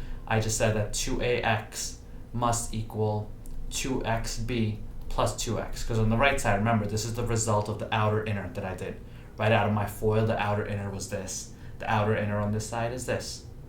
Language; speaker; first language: English; native; English